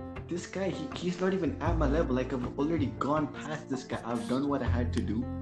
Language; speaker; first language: English; early bilingual, other home language; Punjabi